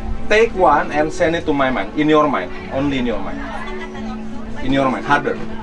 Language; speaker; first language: English; non-native, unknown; Indonesian